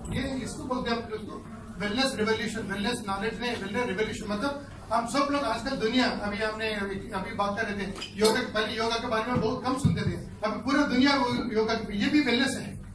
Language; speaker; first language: Hindi; native; Hindi